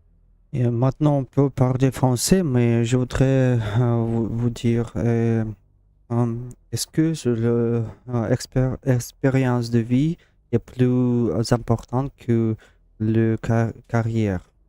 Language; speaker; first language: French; non-native, learner; Russian